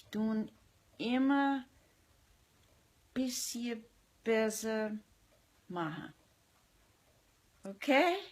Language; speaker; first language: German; early bilingual, heritage; German